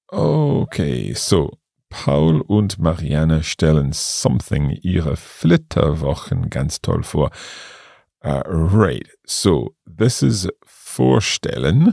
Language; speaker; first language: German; non-native, learner; English